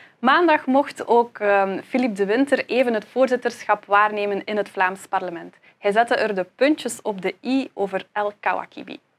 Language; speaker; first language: Dutch; native; Dutch